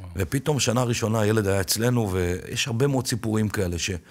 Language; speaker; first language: Hebrew; native; Hebrew